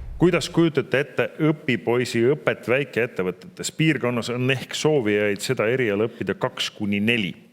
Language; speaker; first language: Estonian; native; Estonian